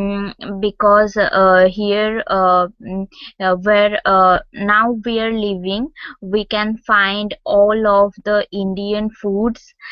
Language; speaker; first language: English; non-native, local second language; Hindi